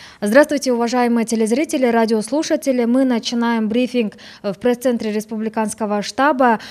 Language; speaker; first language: Russian; non-native, local second language; Kyrgyz